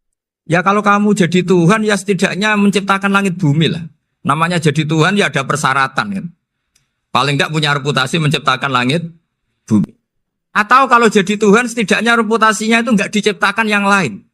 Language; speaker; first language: Indonesian; non-native, local second language; Javanese